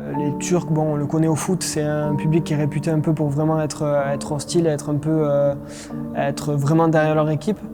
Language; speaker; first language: French; native; French